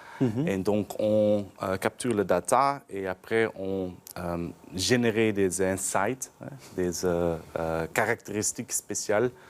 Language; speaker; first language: French; non-native, learner; Dutch